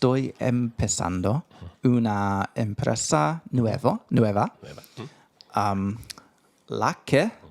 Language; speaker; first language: Spanish; non-native, fluent; English